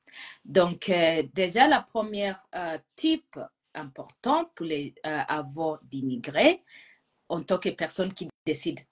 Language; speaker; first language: French; non-native, fluent; Gusii